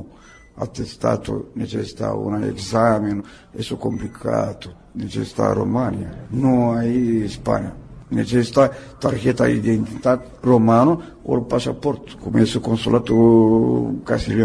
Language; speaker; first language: Spanish; non-native, learner; Romanian